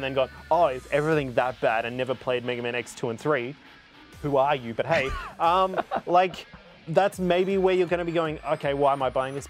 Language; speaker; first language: English; native; English